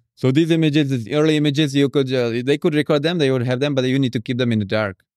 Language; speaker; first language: English; non-native, fluent; Czech